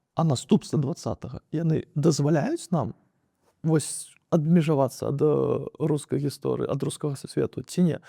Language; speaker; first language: Belarusian; non-native, local second language; Russian